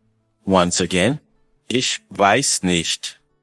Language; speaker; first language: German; non-native, fluent; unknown